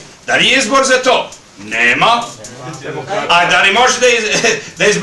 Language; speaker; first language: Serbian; early bilingual, heritage; Serbian